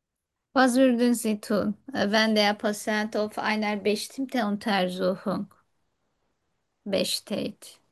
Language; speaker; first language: German; non-native, fluent; Turkish